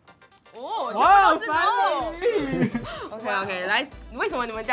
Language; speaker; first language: Chinese; native; Chinese